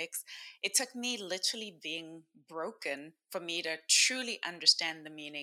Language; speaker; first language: English; non-native, local second language; Shona